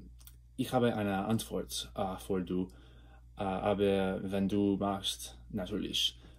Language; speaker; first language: German; non-native, learner; English